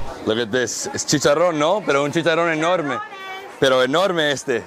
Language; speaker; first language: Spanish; early bilingual, heritage; Spanish